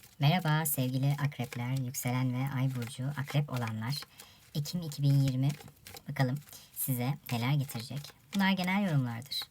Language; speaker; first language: Turkish; native; Turkish